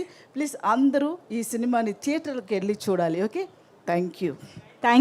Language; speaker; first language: Telugu; non-native, fluent; Tamil